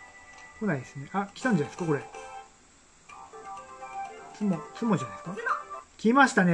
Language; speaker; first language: Japanese; native; Japanese